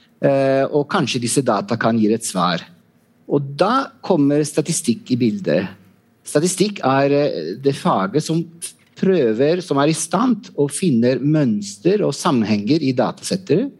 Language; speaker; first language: Norwegian; non-native, fluent; Italian